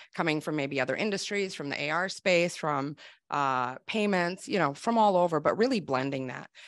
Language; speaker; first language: English; native; English